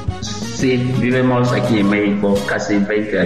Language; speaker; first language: Spanish; non-native, learner; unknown